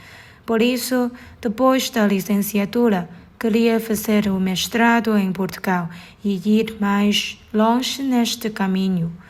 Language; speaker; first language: Portuguese; non-native, learner; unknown